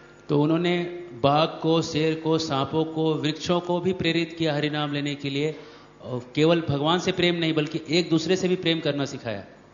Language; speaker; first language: Hindi; native; Hindi